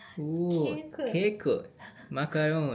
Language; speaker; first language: Japanese; non-native, learner; English